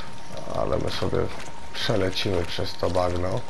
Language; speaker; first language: Polish; native; Polish